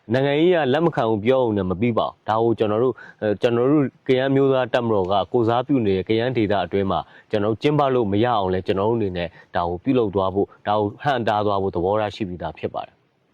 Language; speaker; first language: Burmese; non-native, local second language; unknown